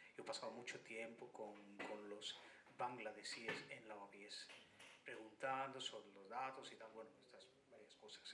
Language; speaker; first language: Spanish; non-native, fluent; Bangla